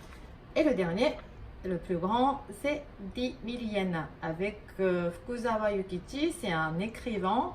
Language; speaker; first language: French; non-native, fluent; Japanese